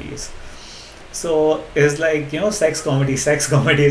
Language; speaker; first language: English; non-native, local second language; Hindi